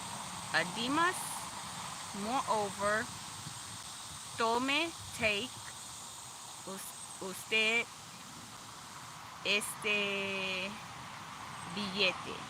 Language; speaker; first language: Spanish; non-native, learner; English